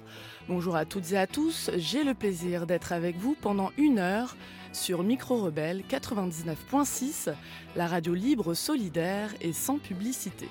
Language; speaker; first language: French; native; French